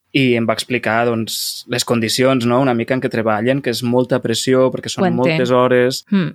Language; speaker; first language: Catalan; native; Catalan